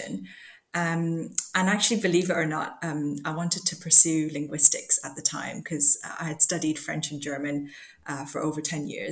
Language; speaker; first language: English; non-native, local second language; Cantonese